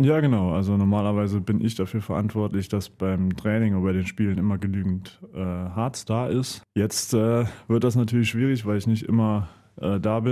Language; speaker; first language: German; native; German